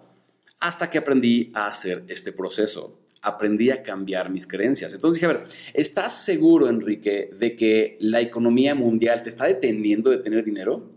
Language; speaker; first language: Spanish; native; Spanish